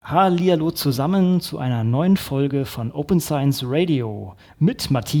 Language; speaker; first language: German; native; German